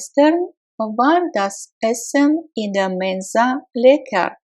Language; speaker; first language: German; non-native, fluent; Russian